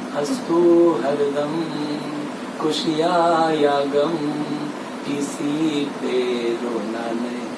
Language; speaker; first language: Hindi; non-native, local second language; Marathi